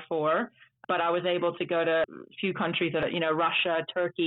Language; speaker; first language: English; early bilingual, other home language; Dutch